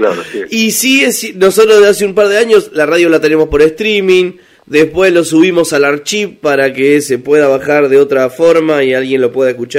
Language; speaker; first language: Spanish; native; Spanish